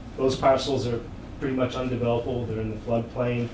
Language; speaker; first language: English; native; English